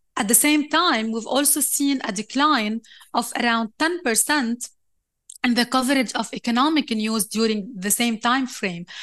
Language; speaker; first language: English; non-native, fluent; Arabic